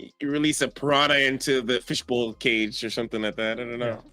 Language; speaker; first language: English; native; English